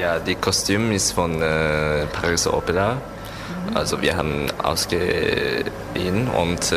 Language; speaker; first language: German; non-native, learner; Japanese